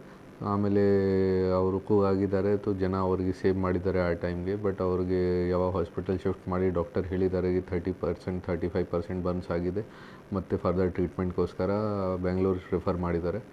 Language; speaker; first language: Kannada; non-native, local second language; Urdu